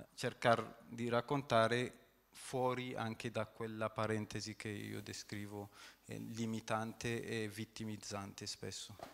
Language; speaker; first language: Italian; non-native, fluent; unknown